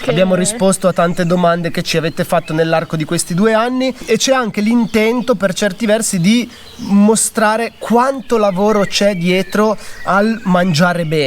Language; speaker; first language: Italian; native; Italian